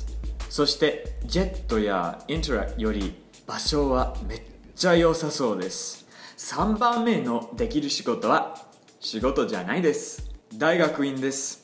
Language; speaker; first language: Japanese; non-native, fluent; English